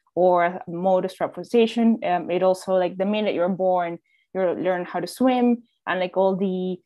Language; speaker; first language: English; non-native, fluent; Spanish